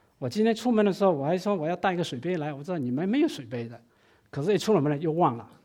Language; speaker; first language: Chinese; non-native, local second language; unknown